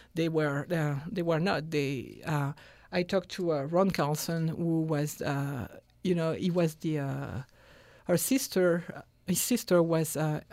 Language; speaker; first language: English; non-native, fluent; French